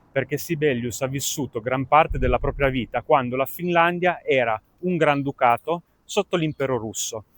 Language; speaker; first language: Italian; native; Italian